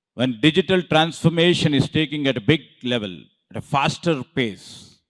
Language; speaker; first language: English; non-native, local second language; Telugu